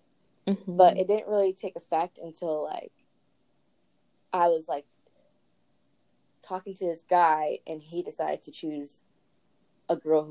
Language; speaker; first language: English; native; English